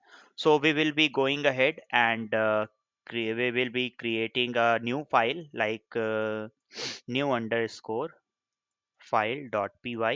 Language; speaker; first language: English; non-native, local second language; Hindi